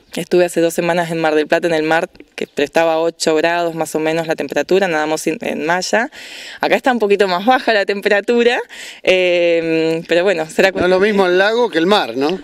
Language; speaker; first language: Spanish; native; Spanish